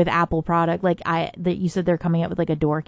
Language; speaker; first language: English; native; English